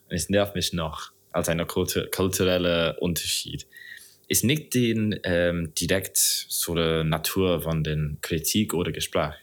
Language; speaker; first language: German; non-native, learner; English